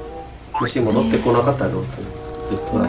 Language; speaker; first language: Japanese; non-native, fluent; Vietnamese